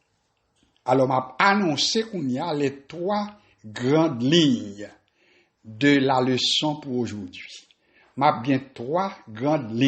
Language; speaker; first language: French; non-native, local second language; Haitian Creole